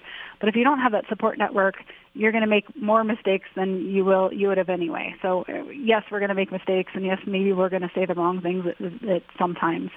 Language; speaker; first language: English; native; English